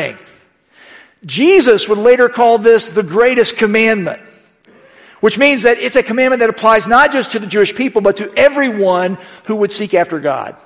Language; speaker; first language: English; native; English